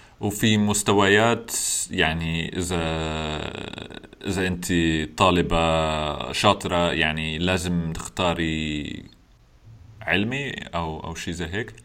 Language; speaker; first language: Arabic; non-native, learner; English